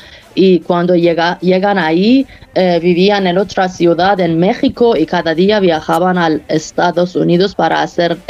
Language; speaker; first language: Spanish; non-native, fluent; Persian